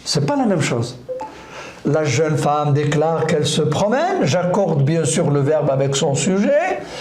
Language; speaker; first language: French; non-native, local second language; Arabic